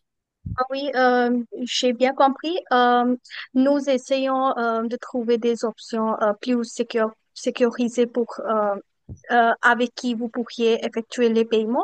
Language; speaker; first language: French; non-native, fluent; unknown